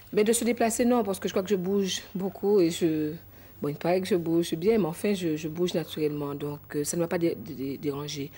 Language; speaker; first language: French; native; French